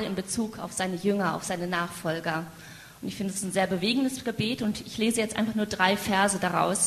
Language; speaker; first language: German; native; German